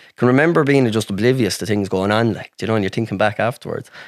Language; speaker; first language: English; native; English